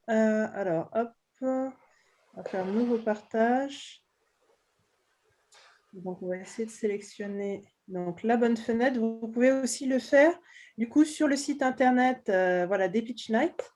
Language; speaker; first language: French; native; French